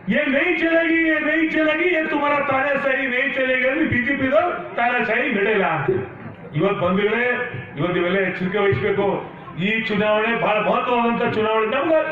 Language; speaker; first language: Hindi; non-native, local second language; Kannada